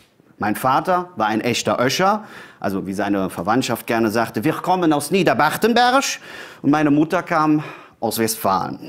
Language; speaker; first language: German; native; German